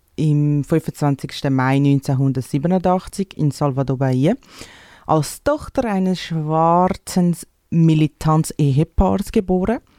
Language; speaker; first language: German; non-native, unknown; Portuguese